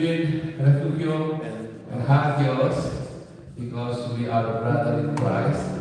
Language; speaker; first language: English; non-native, learner; Indonesian